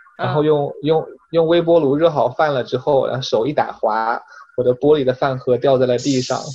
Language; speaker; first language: Chinese; native; Chinese